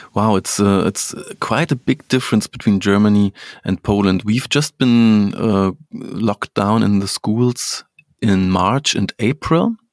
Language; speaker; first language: English; non-native, fluent; German